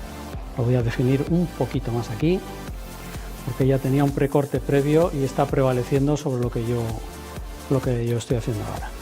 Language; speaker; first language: Spanish; native; Spanish